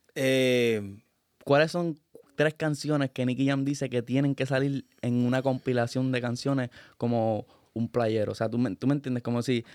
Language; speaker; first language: Spanish; native; Spanish